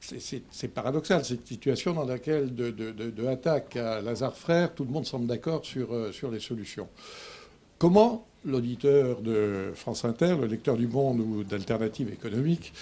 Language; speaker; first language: French; native; French